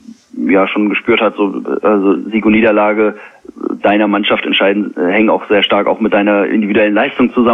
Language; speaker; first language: German; native; German